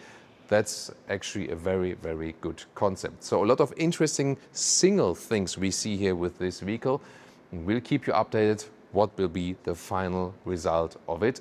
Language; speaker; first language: English; non-native, fluent; German